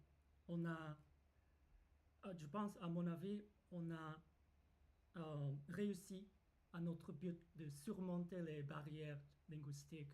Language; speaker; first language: French; non-native, fluent; Japanese